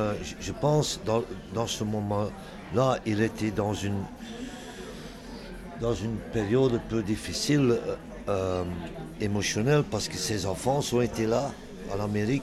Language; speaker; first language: French; non-native, local second language; Dutch